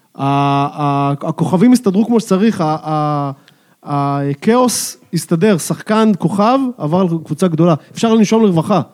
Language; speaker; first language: Hebrew; native; Hebrew